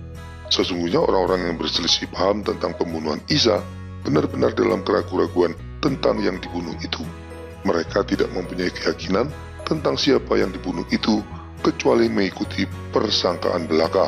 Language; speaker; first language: Indonesian; native; Indonesian